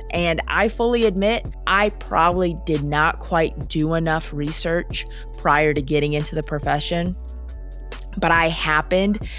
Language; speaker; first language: English; native; English